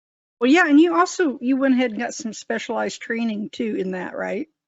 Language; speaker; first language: English; native; English